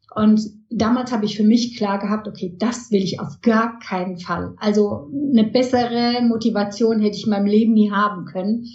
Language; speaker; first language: German; early bilingual, heritage; German